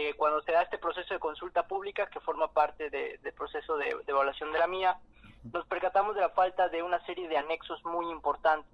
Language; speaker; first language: Spanish; native; Spanish